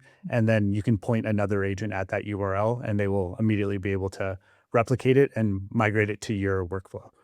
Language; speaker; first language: English; native; English